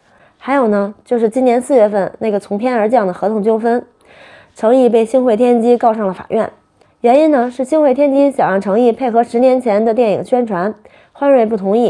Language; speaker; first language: Chinese; native; Chinese